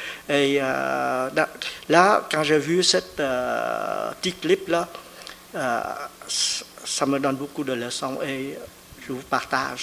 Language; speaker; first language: French; non-native, fluent; Vietnamese